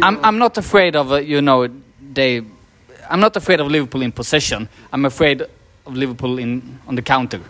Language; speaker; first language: English; non-native, fluent; Swedish